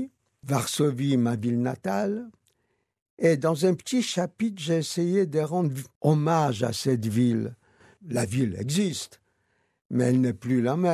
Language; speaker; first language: French; non-native, fluent; Yiddish